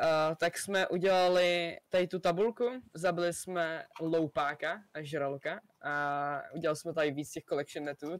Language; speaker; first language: Czech; native; Czech